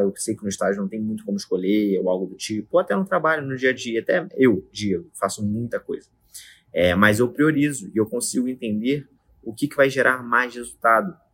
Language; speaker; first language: Portuguese; native; Portuguese